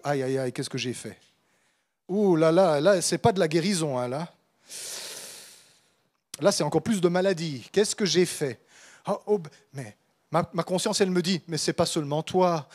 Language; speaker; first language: French; native; French